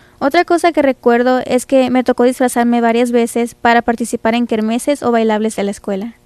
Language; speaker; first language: Spanish; native; Spanish